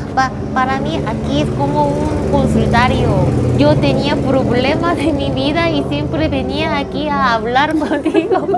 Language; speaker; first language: Spanish; non-native, learner; Korean